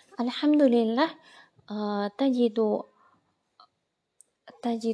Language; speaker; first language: Arabic; non-native, learner; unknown